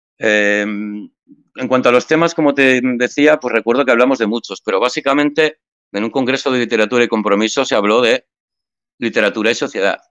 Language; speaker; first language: Spanish; native; Spanish